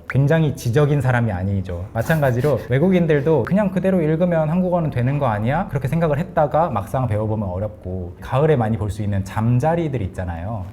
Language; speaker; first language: Korean; native; Korean